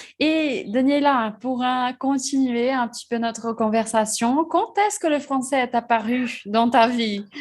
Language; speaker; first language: French; non-native, fluent; Portuguese